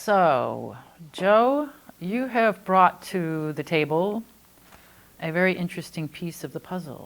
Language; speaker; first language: English; native; English